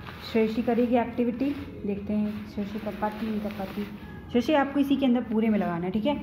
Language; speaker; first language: Hindi; native; Hindi